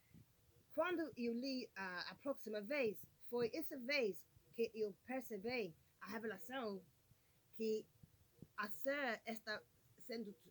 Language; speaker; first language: Portuguese; non-native, learner; English